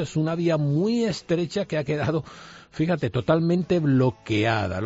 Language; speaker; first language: Spanish; native; Spanish